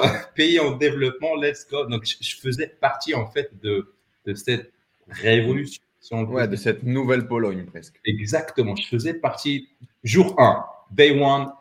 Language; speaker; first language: French; non-native, local second language; Arabic